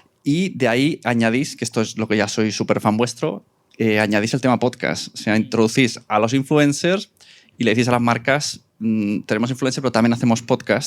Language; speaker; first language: Spanish; native; Spanish